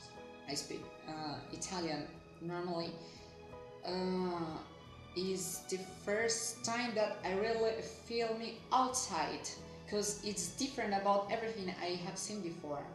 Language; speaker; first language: English; non-native, fluent; Portuguese